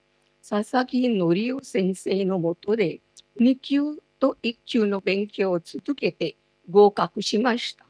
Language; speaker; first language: Japanese; non-native, fluent; Marathi